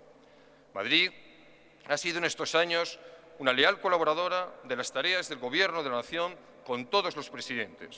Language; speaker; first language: Spanish; native; Spanish